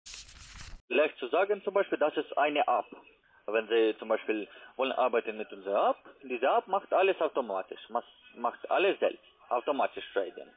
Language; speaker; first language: German; non-native, learner; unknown